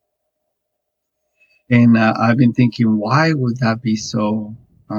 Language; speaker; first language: English; non-native, fluent; Spanish